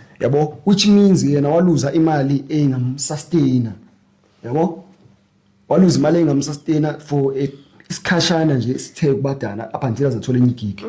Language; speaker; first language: Zulu; native; Zulu